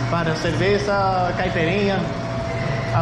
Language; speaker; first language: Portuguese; non-native, learner; English